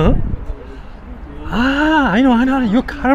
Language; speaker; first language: English; non-native, learner; Korean